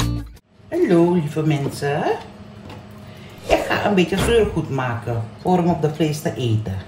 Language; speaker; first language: Dutch; non-native, local second language; Caribbean Hindustani